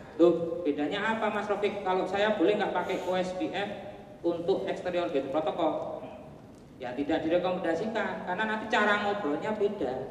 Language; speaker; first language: Indonesian; non-native, local second language; Javanese